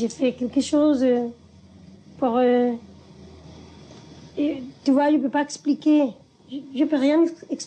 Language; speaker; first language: French; non-native, learner; Spanish